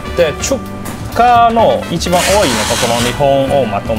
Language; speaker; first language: Japanese; non-native, learner; Cantonese